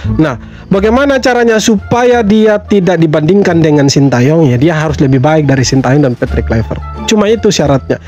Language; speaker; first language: Indonesian; native; Indonesian